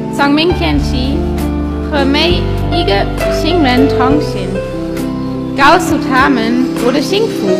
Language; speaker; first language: Chinese; non-native, learner; German